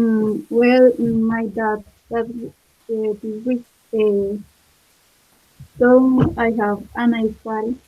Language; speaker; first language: English; non-native, learner; Spanish